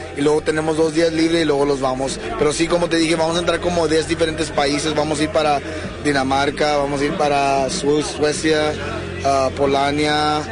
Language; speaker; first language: Spanish; early bilingual, heritage; English